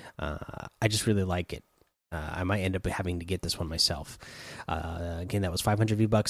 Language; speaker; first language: English; native; English